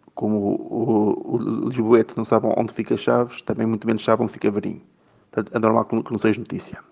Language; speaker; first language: Portuguese; native; Portuguese